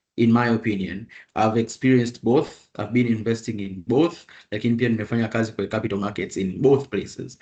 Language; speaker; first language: English; non-native, local second language; Swahili